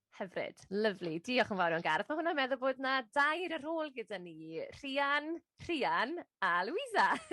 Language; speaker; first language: Welsh; native; Welsh